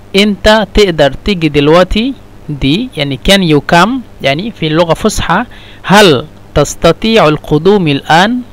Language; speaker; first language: Egyptian Arabic; non-native, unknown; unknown